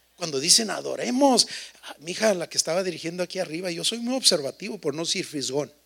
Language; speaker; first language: Spanish; early bilingual, heritage; Spanish